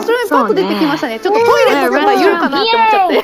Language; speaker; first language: Japanese; native; Japanese